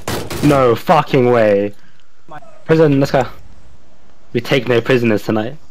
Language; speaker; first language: English; native; English